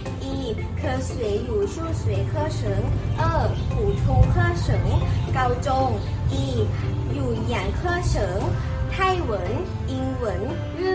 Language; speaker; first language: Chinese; non-native, learner; Thai